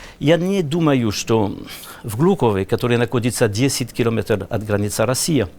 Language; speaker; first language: Russian; non-native, learner; French